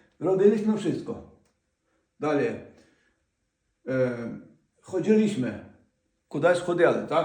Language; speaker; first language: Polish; non-native, fluent; Ukrainian